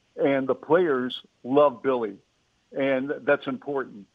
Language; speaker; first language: English; native; English